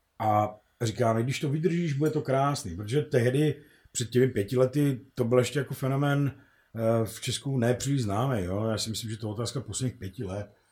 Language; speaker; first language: Czech; native; Czech